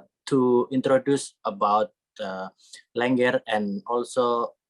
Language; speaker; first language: English; non-native, learner; Indonesian